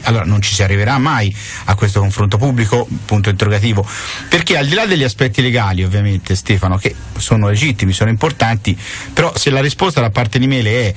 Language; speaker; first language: Italian; native; Italian